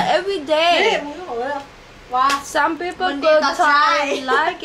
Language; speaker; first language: English; non-native, learner; Thai